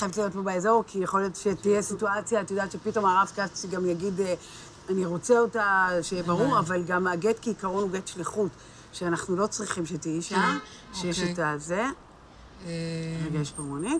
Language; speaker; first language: Hebrew; native; Hebrew